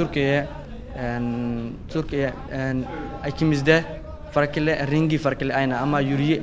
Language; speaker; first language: Turkish; non-native, learner; Somali